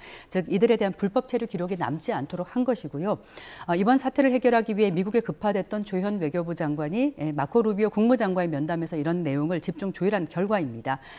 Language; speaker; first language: Korean; native; Korean